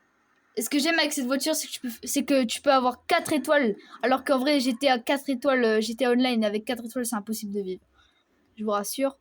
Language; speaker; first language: French; native; French